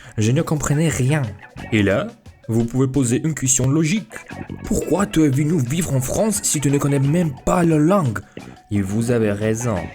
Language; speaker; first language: French; non-native, fluent; Russian